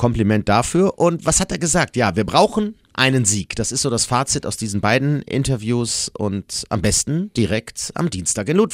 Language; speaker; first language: German; native; German